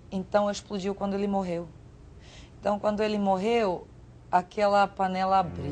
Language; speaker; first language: Portuguese; non-native, fluent; Serbian